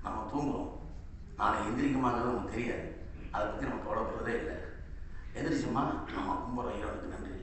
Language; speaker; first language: Tamil; native; Tamil